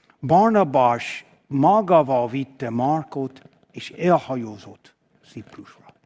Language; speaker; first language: Hungarian; non-native, fluent; English